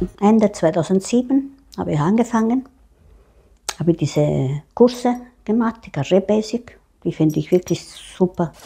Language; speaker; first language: German; non-native, fluent; Italian